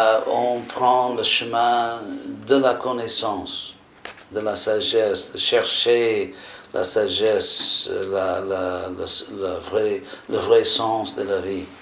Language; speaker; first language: French; non-native, fluent; English